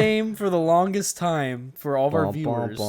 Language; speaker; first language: English; native; English